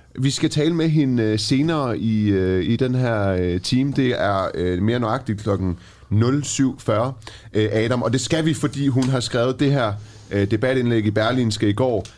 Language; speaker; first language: Danish; early bilingual, other home language; Persian